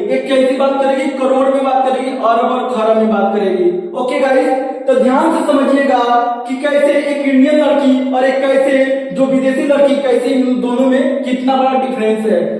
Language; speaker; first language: Hindi; native; Hindi